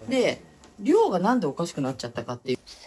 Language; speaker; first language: Japanese; native; Japanese